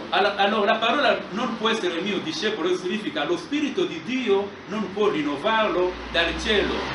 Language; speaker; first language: Italian; non-native, fluent; Lingala